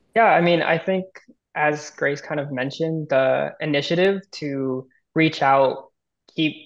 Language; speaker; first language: English; native; English